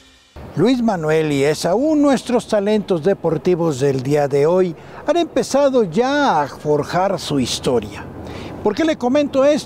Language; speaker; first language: Spanish; native; Spanish